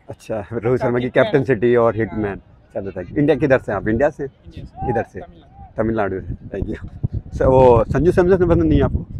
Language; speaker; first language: Hindi; native; Hindi